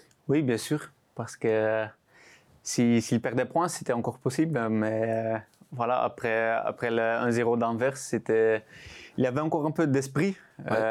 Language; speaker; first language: French; non-native, local second language; Dutch